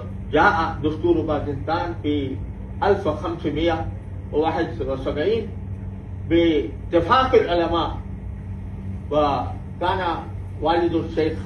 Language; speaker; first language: Arabic; non-native, fluent; Urdu